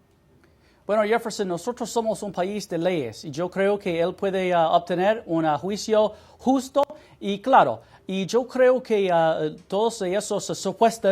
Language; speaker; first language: Spanish; non-native, fluent; English